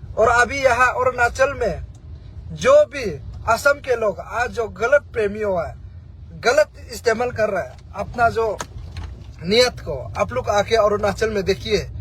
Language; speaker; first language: Hindi; non-native, local second language; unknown